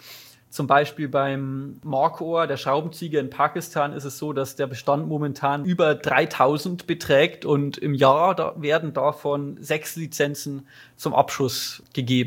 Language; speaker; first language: German; native; German